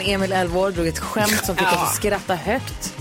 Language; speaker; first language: Swedish; native; Swedish